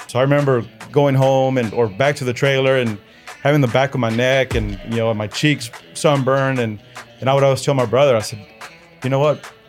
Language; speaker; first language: English; early bilingual, other home language; Spanish